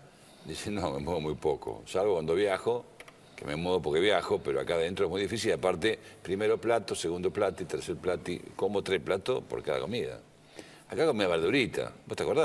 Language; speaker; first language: Spanish; native; Spanish